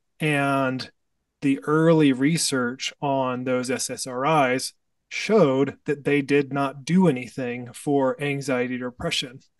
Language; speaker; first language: English; native; English